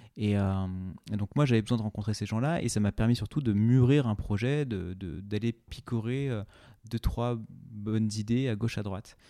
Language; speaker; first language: French; native; French